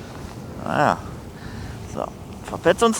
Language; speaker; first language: German; native; German